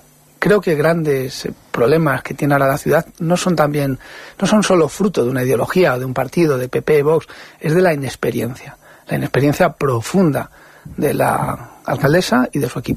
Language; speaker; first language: Spanish; native; Spanish